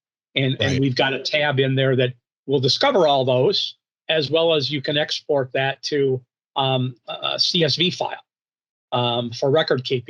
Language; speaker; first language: English; native; English